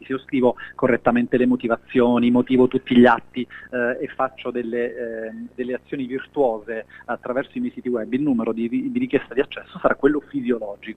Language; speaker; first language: Italian; native; Italian